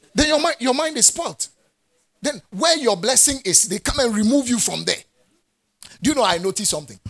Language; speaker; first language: English; non-native, local second language; Akan